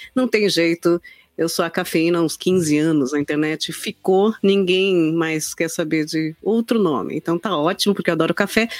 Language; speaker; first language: Portuguese; native; Portuguese